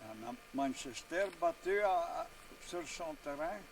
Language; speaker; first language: French; non-native, local second language; Dutch